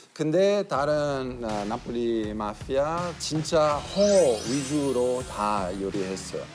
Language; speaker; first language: Korean; non-native, learner; Italian